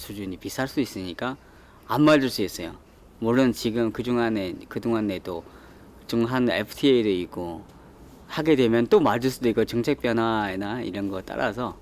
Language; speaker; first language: Korean; non-native, fluent; Chinese